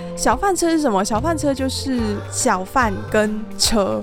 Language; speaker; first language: Chinese; non-native, fluent; Cantonese